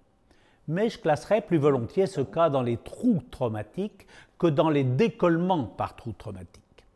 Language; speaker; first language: French; native; French